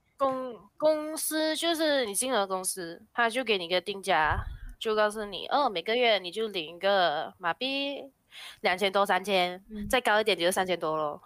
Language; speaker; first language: Chinese; native; Chinese